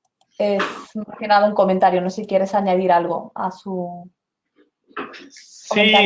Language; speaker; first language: Spanish; native; Spanish